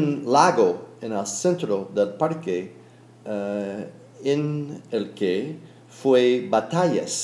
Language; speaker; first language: Spanish; non-native, fluent; English